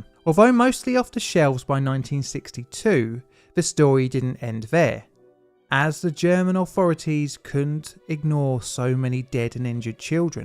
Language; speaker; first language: English; native; English